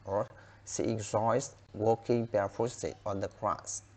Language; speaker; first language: English; non-native, learner; Vietnamese